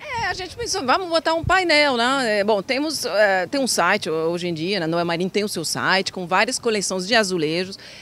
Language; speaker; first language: Portuguese; non-native, fluent; French